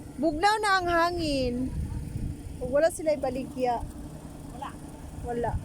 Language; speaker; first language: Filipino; non-native, local second language; Cebuano